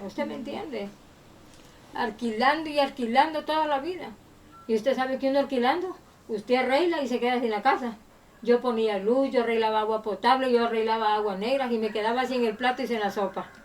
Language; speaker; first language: Spanish; native; Spanish